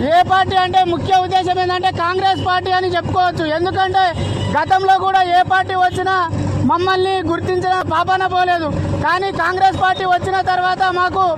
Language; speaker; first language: Telugu; non-native, local second language; Lambadi